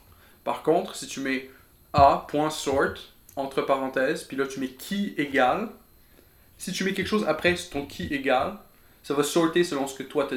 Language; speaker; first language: French; native; French